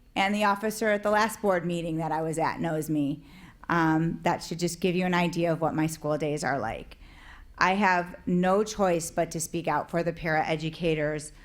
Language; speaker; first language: English; native; English